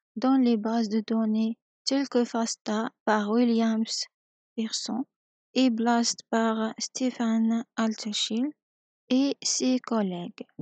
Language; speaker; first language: French; non-native, local second language; Arabic